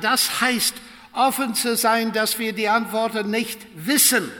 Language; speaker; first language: German; non-native, fluent; English